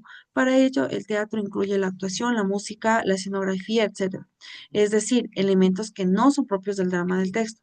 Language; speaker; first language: Spanish; native; Spanish